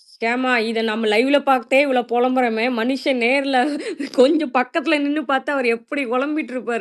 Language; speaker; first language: Tamil; native; Tamil